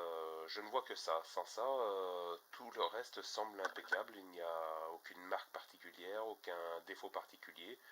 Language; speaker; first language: French; native; French